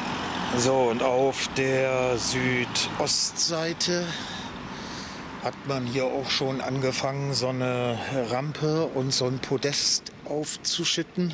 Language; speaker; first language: German; native; German